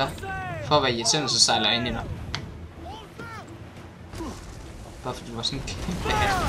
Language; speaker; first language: Danish; native; Danish